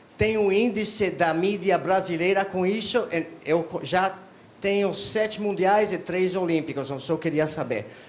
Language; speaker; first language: Portuguese; non-native, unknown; English